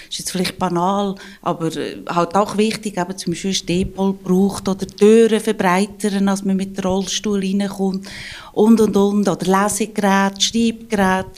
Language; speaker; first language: German; native; German